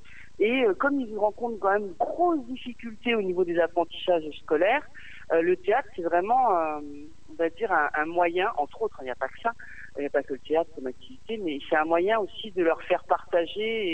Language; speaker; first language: French; native; French